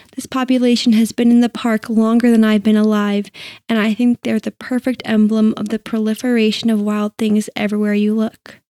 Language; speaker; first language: English; native; English